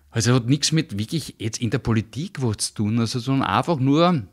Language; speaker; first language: German; native; German